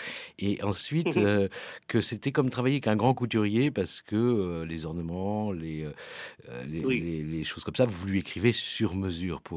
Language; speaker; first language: French; native; French